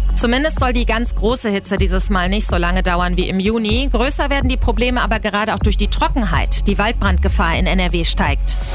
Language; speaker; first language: German; native; German